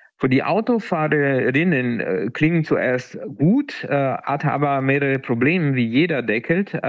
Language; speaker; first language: German; non-native, fluent; Italian